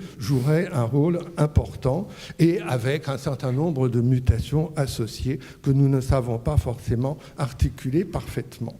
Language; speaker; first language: French; native; French